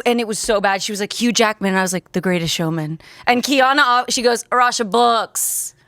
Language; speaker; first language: English; native; English